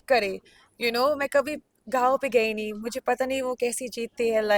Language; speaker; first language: Hindi; non-native, learner; Punjabi